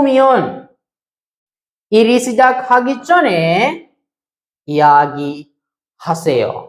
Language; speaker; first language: Korean; non-native, fluent; Sinhala